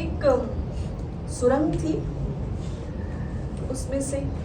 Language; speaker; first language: Hindi; native; Hindi